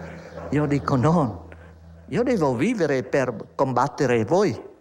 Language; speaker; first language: Italian; non-native, fluent; Vietnamese